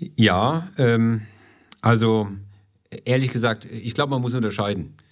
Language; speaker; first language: German; native; German